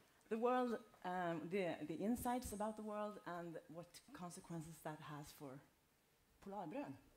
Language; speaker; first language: English; non-native, fluent; Swedish